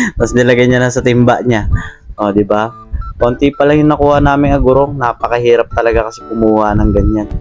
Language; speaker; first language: Filipino; non-native, local second language; Iloko